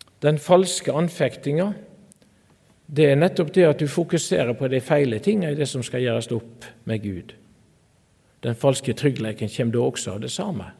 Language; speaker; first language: Norwegian; native; Norwegian